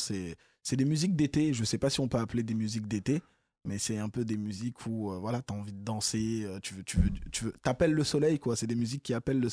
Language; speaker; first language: French; native; French